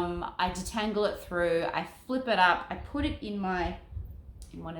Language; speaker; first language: English; native; English